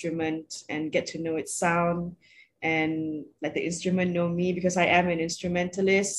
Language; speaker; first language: English; non-native, local second language; Malay